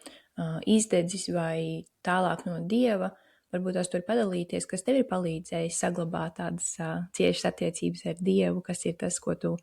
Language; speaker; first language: Latvian; native; Latvian